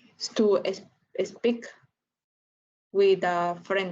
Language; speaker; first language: English; non-native, learner; Spanish